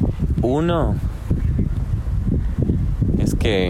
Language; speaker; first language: Spanish; native; Spanish